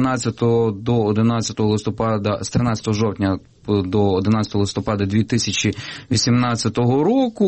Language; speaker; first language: Ukrainian; native; Ukrainian